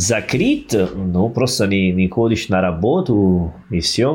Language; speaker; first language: Russian; non-native, fluent; Italian